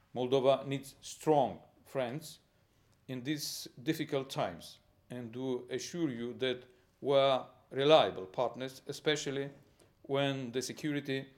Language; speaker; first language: English; non-native, fluent; Romanian